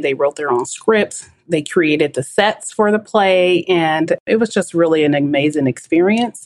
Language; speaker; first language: English; native; English